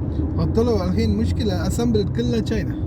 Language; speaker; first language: Arabic; non-native, learner; Tamil